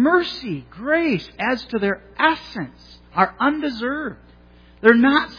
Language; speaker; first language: English; native; English